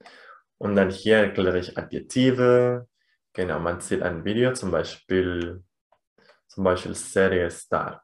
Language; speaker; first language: German; non-native, fluent; Spanish